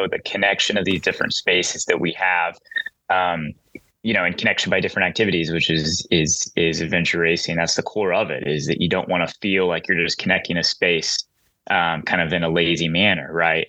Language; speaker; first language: English; native; English